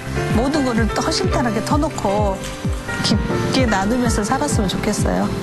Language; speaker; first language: Korean; native; Korean